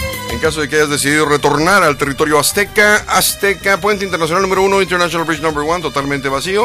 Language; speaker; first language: Spanish; native; Spanish